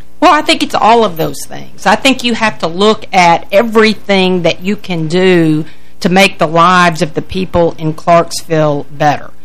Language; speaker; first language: English; native; English